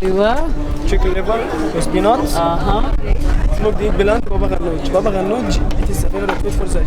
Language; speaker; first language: English; non-native, learner; Arabic